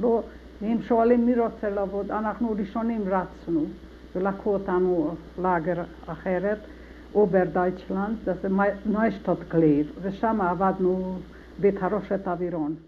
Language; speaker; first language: Hebrew; non-native, learner; Hungarian